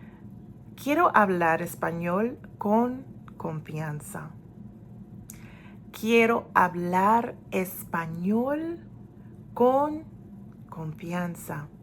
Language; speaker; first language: Spanish; non-native, fluent; English